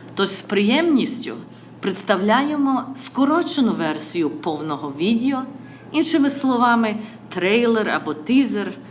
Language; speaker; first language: Ukrainian; early bilingual, other home language; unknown